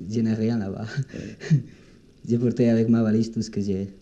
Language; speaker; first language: French; non-native, learner; Spanish